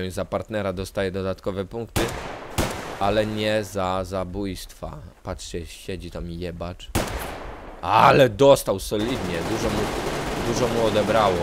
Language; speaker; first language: Polish; native; Polish